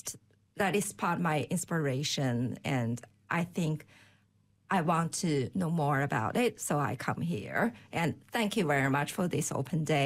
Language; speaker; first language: English; non-native, fluent; Chinese